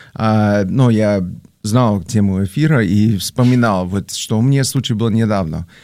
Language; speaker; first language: Russian; non-native, fluent; English